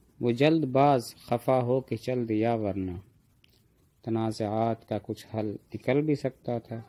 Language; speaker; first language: Urdu; non-native, local second language; Punjabi